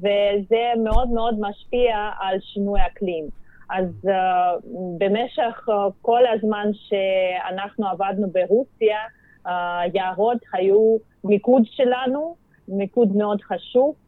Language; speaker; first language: Hebrew; non-native, fluent; Russian